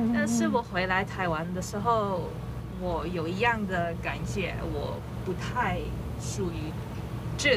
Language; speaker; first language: Chinese; non-native, fluent; Dutch